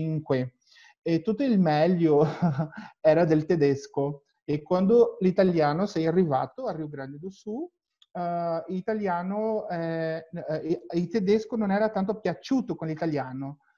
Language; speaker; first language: Italian; non-native, learner; Portuguese